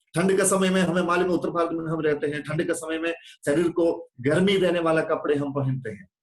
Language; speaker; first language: Hindi; non-native, local second language; Malayalam